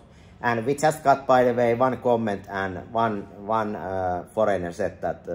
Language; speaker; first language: English; non-native, fluent; Finnish